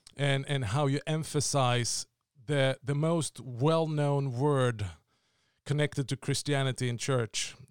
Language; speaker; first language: English; non-native, fluent; Swedish